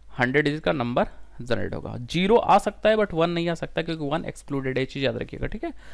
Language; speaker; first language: Hindi; native; Hindi